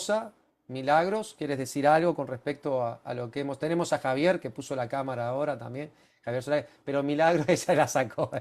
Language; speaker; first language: Spanish; native; Spanish